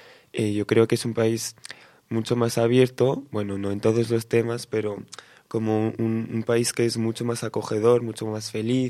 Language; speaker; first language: Spanish; early bilingual, heritage; Spanish